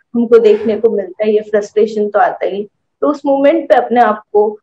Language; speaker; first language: Hindi; native; Hindi